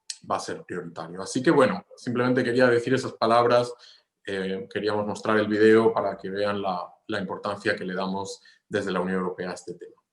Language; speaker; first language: Spanish; non-native, fluent; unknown